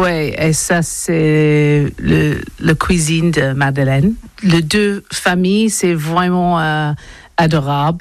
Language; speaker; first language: French; non-native, learner; English